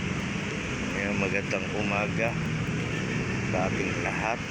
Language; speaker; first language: Filipino; native; Filipino